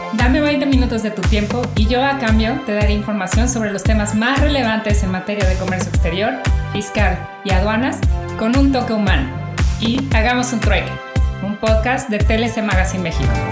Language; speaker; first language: Spanish; native; Spanish